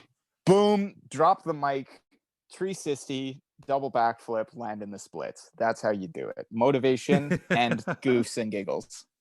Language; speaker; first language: English; native; English